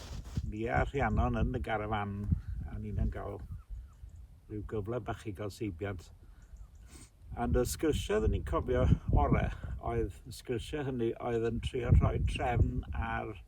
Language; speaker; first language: Welsh; native; Welsh